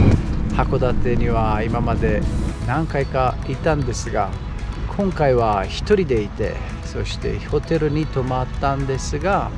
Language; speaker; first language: Japanese; non-native, fluent; Romanian